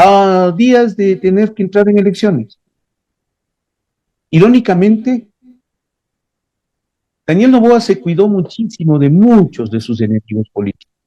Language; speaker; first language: Spanish; native; Spanish